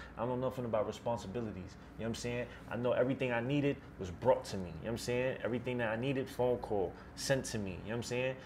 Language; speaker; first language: English; native; English